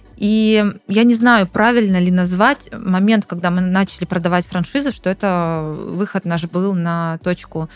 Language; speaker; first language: Russian; native; Russian